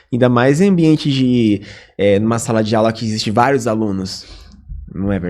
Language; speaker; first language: Portuguese; native; Portuguese